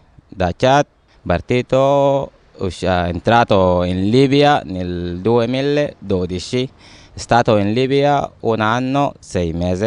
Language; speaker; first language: Italian; non-native, learner; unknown